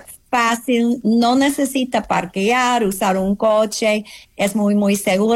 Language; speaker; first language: Spanish; non-native, fluent; English